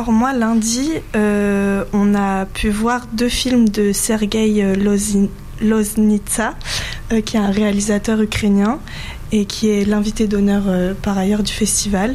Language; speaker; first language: French; native; French